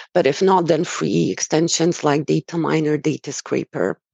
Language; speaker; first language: English; non-native, fluent; Romanian